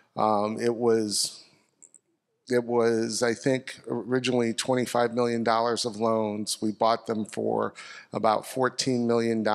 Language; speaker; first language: English; native; English